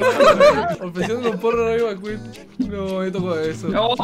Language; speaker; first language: Spanish; native; Spanish